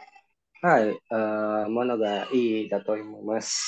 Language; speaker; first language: Japanese; non-native, learner; Indonesian